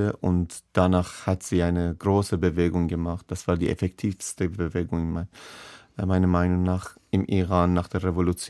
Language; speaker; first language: German; non-native, fluent; Persian